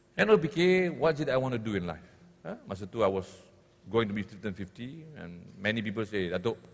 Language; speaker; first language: English; non-native, local second language; Malay